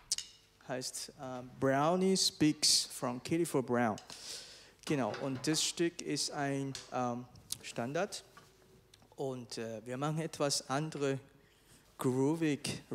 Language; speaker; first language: German; non-native, fluent; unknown